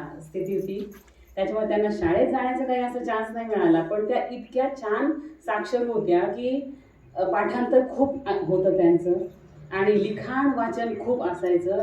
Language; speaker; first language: Marathi; non-native, local second language; Marwari